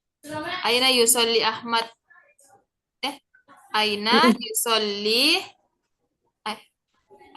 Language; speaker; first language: Arabic; non-native, learner; Indonesian